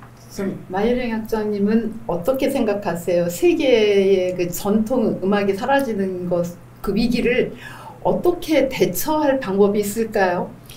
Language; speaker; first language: Korean; native; Korean